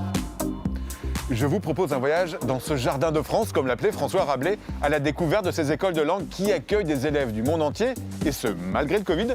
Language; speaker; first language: French; native; French